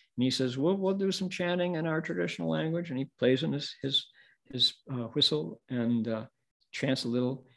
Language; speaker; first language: English; native; English